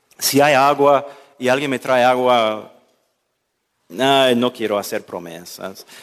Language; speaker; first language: Spanish; non-native, fluent; English